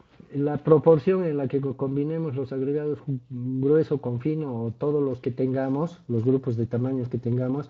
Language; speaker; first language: Spanish; native; Spanish